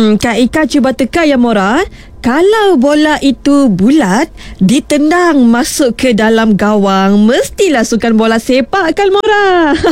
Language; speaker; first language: Malay; native; Malay